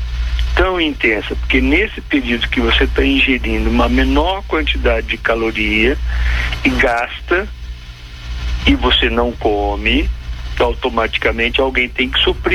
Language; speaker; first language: Portuguese; native; Portuguese